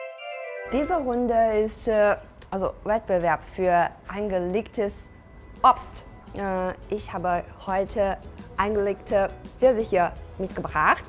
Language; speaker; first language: German; non-native, fluent; Chinese